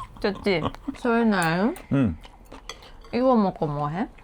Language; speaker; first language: Korean; non-native, learner; Japanese